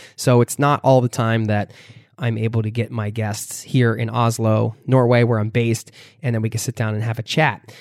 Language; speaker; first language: English; native; English